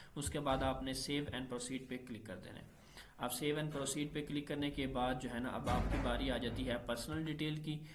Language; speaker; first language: Urdu; native; Urdu